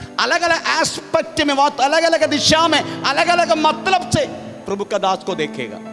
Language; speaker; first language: Hindi; non-native, local second language; Malayalam